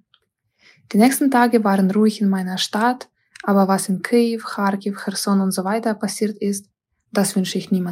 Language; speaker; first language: German; non-native, fluent; Ukrainian